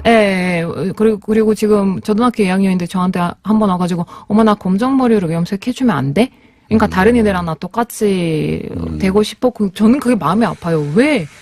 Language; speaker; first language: Korean; non-native, fluent; Russian